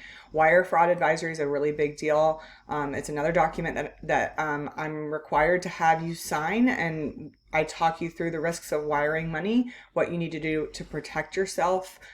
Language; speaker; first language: English; native; English